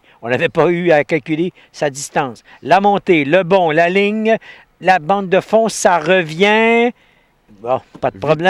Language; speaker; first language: French; native; French